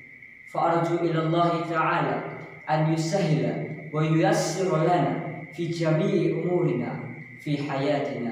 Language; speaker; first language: Arabic; non-native, learner; Indonesian